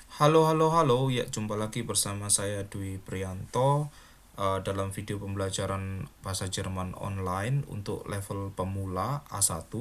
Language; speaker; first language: Indonesian; native; Indonesian